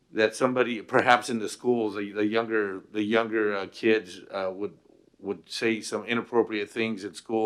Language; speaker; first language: English; early bilingual, other home language; Spanish